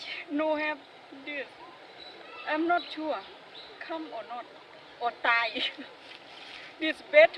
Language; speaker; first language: English; non-native, learner; Thai